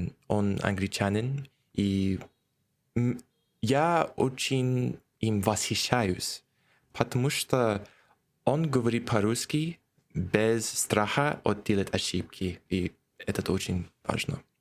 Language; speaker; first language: Russian; non-native, learner; English